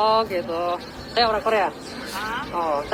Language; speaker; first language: Indonesian; non-native, learner; Korean